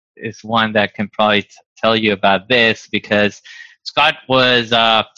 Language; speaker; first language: English; non-native, fluent; Spanish